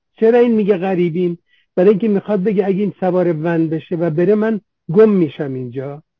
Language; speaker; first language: Persian; non-native, local second language; Central Kurdish